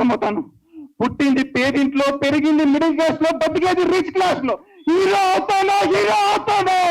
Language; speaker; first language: Telugu; native; Telugu